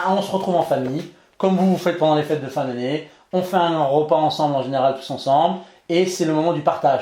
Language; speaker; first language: French; native; French